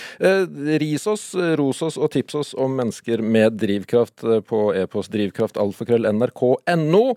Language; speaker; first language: Norwegian; native; Norwegian